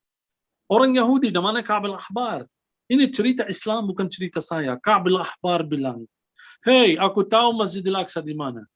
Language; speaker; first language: Indonesian; non-native, fluent; Arabic